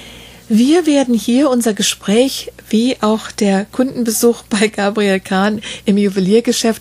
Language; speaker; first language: German; native; German